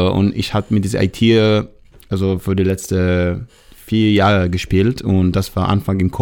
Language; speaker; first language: German; non-native, learner; Hebrew